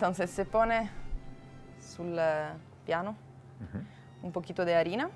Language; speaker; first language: Spanish; non-native, fluent; Italian